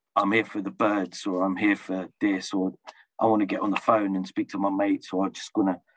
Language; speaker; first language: English; early bilingual, other home language; Punjabi